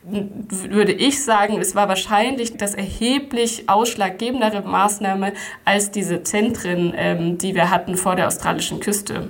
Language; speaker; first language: German; native; German